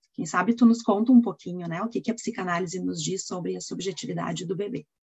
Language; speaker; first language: Portuguese; native; Portuguese